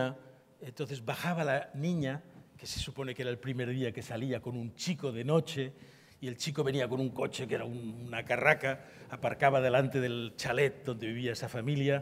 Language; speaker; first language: Spanish; native; Spanish